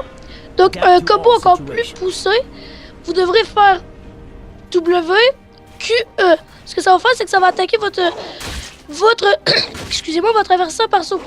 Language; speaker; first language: French; native; French